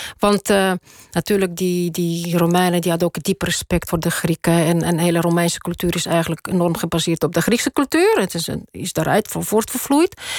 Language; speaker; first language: Dutch; non-native, fluent; Russian